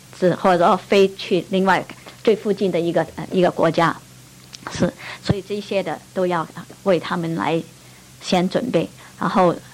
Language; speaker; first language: Chinese; non-native, local second language; Cantonese